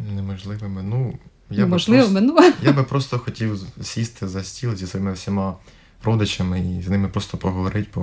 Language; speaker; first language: Ukrainian; native; Ukrainian